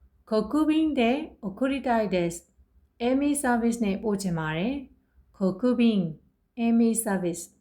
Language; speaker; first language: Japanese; non-native, fluent; Burmese